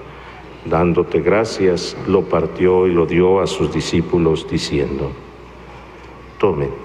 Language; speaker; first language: Spanish; native; Spanish